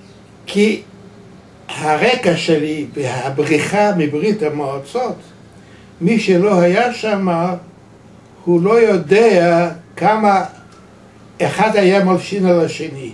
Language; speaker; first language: Hebrew; non-native, fluent; Yiddish